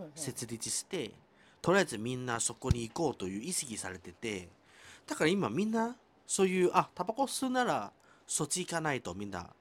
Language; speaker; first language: Japanese; non-native, fluent; Chinese